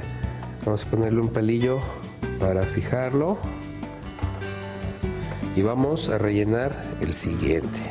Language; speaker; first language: Spanish; native; Spanish